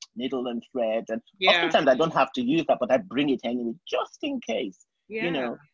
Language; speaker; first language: English; non-native, local second language; Yoruba